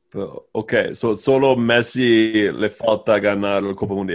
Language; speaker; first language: Spanish; non-native, fluent; English